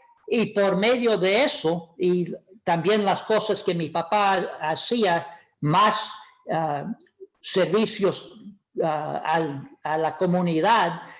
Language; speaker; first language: Spanish; non-native, fluent; English